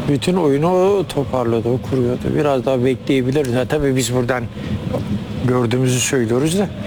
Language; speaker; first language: Turkish; native; Turkish